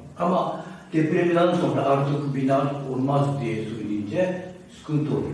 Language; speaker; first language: Turkish; non-native, learner; Japanese